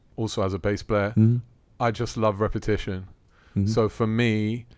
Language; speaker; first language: English; early bilingual, other home language; Italian